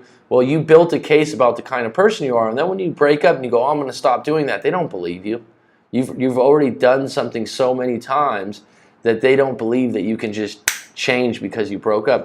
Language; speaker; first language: English; native; English